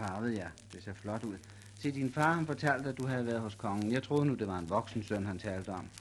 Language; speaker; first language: Danish; native; Danish